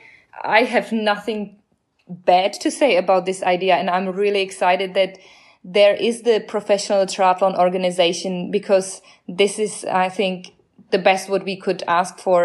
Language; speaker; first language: English; non-native, fluent; Czech